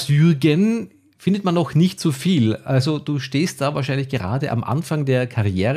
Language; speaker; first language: German; native; German